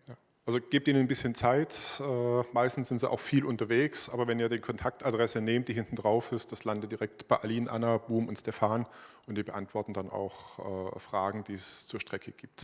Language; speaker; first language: German; native; German